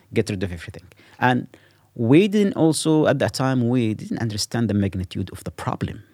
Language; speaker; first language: English; non-native, fluent; Arabic